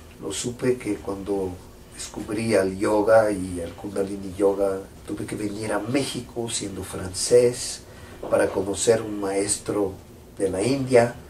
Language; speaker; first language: Spanish; non-native, fluent; French